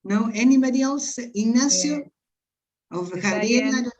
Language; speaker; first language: English; non-native, fluent; Spanish